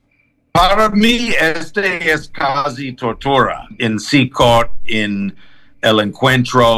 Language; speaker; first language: Spanish; non-native, learner; English